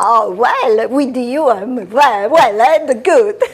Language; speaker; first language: English; non-native, fluent; Italian